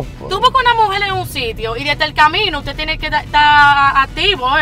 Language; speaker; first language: Spanish; native; Spanish